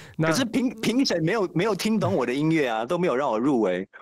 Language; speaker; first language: Chinese; non-native, fluent; Indonesian